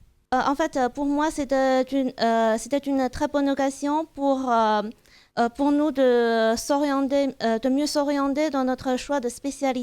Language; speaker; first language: French; non-native, fluent; Chinese